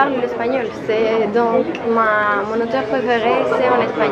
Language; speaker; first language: French; non-native, learner; Spanish